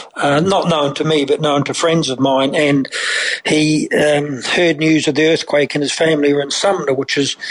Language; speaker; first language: English; native; English